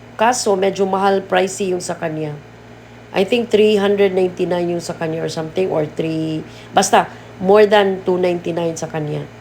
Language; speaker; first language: Filipino; non-native, local second language; Cebuano